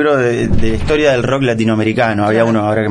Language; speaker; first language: Spanish; native; Spanish